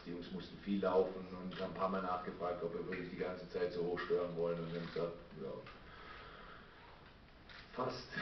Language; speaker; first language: German; native; German